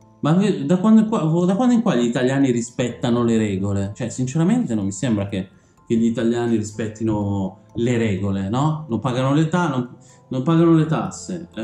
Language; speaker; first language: Italian; early bilingual, other home language; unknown